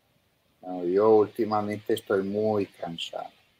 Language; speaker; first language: Spanish; non-native, fluent; Italian